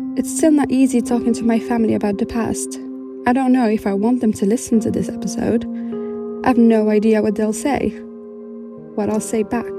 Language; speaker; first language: English; non-native, fluent; Arabic